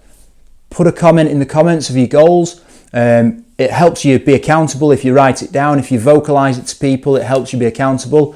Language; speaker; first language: English; native; English